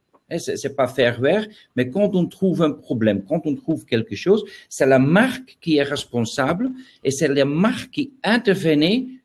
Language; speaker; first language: French; non-native, learner; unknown